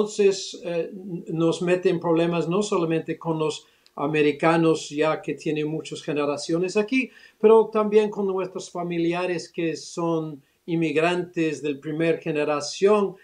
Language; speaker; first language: Spanish; early bilingual, other home language; English